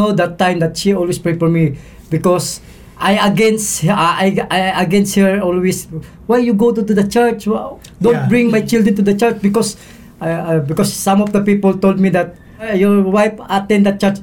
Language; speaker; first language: English; non-native, local second language; Cebuano